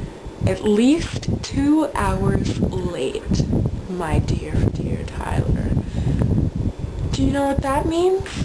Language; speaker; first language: English; native; English